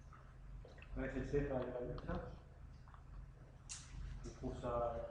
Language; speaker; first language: French; native; French